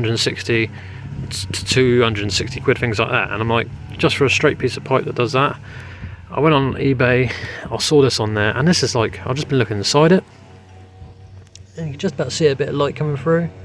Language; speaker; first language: English; native; English